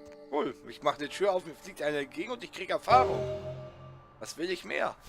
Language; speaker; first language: German; native; German